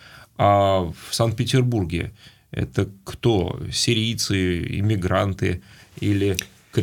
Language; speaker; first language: Russian; native; Russian